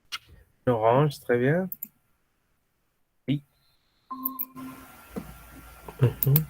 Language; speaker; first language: French; non-native, fluent; Spanish